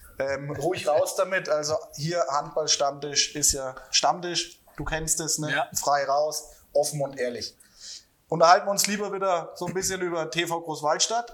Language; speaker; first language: German; native; German